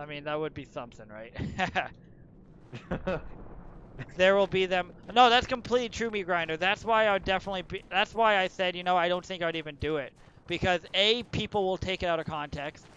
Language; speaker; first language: English; native; English